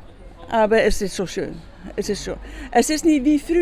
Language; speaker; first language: German; non-native, learner; Dutch